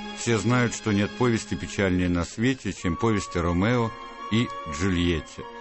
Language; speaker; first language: Russian; native; Russian